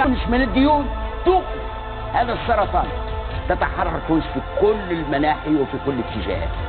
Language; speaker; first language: Arabic; native; Arabic